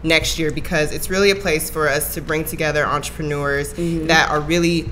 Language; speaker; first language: English; native; English